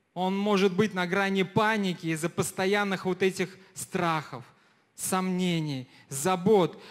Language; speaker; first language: Russian; native; Russian